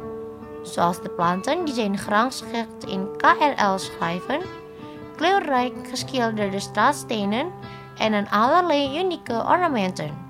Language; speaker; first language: Dutch; non-native, fluent; Indonesian